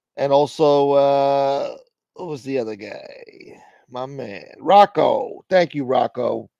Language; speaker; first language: English; native; English